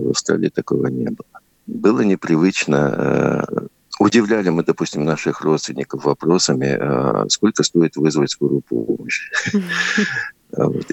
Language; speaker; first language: Russian; native; Russian